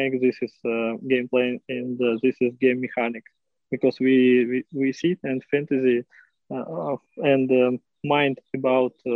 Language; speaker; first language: English; non-native, learner; Russian